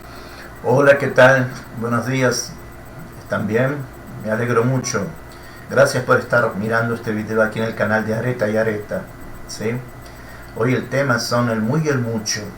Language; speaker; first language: Spanish; non-native, fluent; Portuguese